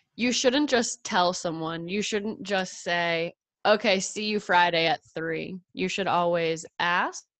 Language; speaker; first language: English; native; English